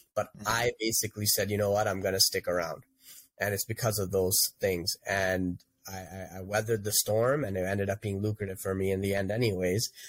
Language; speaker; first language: English; native; English